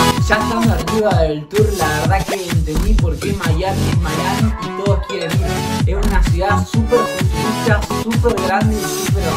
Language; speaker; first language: Spanish; native; Spanish